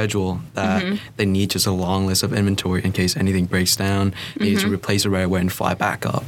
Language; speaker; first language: English; non-native, fluent; Vietnamese